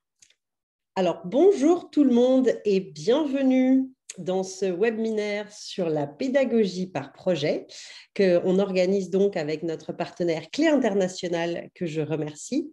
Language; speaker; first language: French; native; French